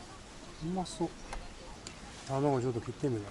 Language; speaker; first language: Japanese; native; Japanese